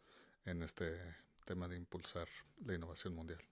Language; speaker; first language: Spanish; native; Spanish